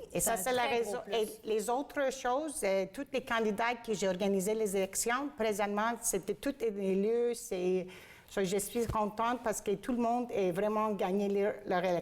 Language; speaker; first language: French; non-native, fluent; Greek